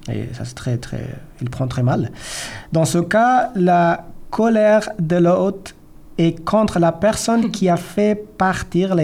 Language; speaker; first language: French; non-native, learner; Persian